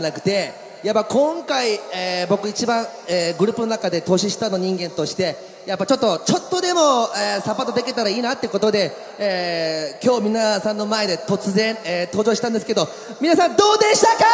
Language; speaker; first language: Japanese; native; Japanese